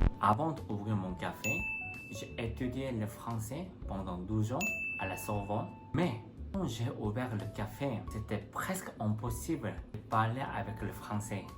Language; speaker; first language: French; non-native, fluent; Korean